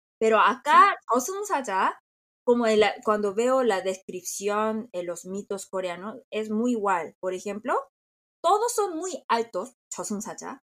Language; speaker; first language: Spanish; non-native, fluent; Korean